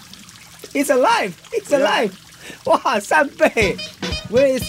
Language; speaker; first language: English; non-native, learner; Chinese